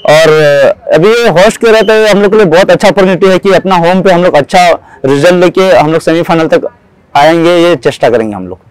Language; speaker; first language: Hindi; non-native, local second language; Odia